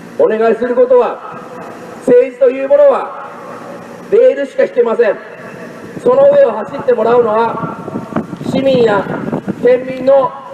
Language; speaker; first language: Japanese; native; Japanese